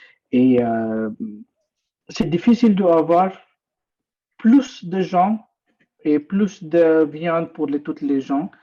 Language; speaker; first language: French; non-native, learner; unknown